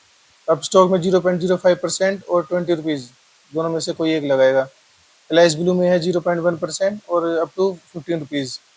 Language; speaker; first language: Hindi; native; Hindi